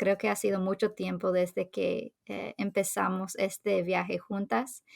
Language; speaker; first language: Spanish; non-native, fluent; English